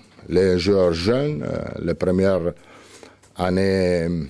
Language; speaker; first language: French; non-native, learner; Italian